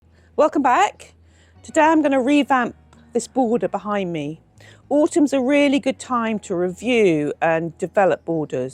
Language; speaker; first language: English; native; English